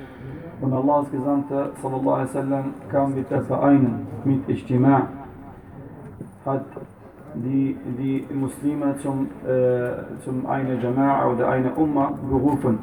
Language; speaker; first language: German; non-native, fluent; Arabic